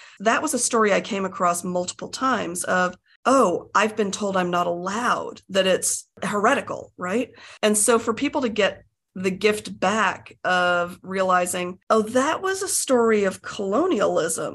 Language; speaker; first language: English; native; English